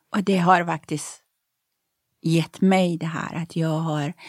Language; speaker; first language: Swedish; non-native, fluent; Persian